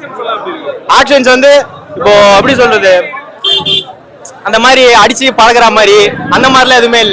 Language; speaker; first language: Tamil; native; Tamil